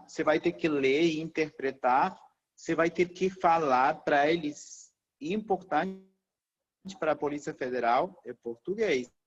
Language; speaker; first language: Portuguese; non-native, fluent; Spanish